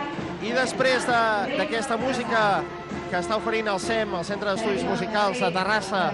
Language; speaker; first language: Catalan; native; Catalan